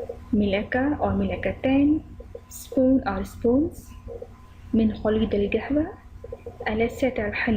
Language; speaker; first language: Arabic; non-native, learner; Urdu